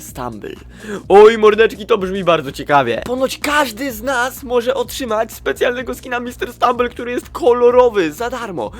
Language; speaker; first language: Polish; native; Polish